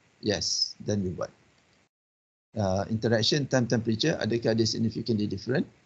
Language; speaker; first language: English; non-native, local second language; Malay